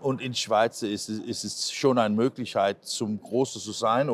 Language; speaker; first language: German; non-native, learner; Danish